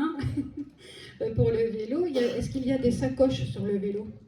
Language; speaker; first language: French; native; French